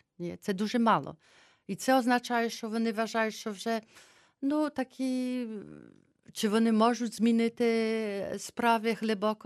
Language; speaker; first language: Ukrainian; early bilingual, heritage; Ukrainian